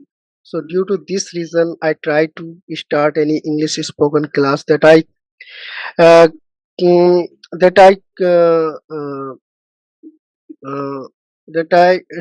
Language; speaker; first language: English; non-native, learner; Hindi